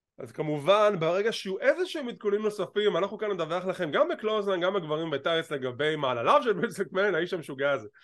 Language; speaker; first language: Hebrew; native; Hebrew